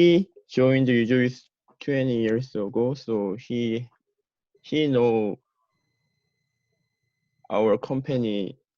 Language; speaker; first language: English; non-native, learner; Korean